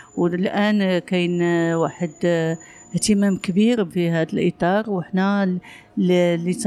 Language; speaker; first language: Arabic; native; Arabic